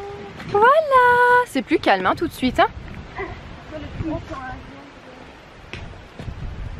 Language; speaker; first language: French; native; French